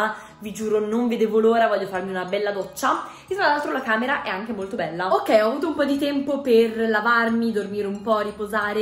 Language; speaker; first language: Italian; native; Italian